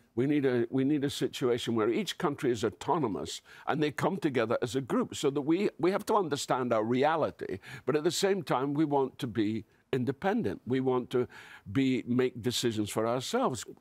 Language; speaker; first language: English; native; English